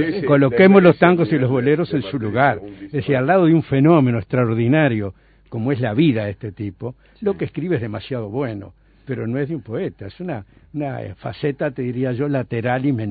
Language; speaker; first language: Spanish; native; Spanish